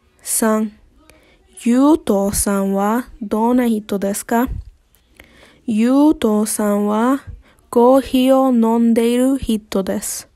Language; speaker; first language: Japanese; non-native, learner; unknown